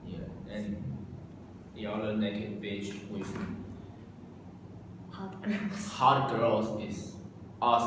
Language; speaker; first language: English; non-native, learner; Chinese